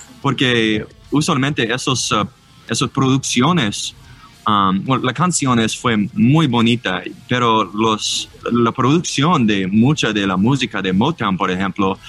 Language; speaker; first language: Spanish; non-native, learner; English